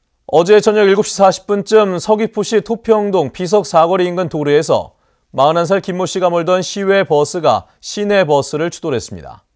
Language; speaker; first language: Korean; native; Korean